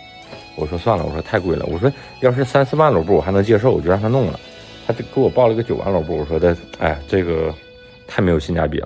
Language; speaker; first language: Chinese; native; Chinese